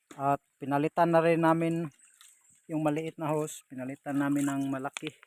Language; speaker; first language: Filipino; non-native, local second language; Cebuano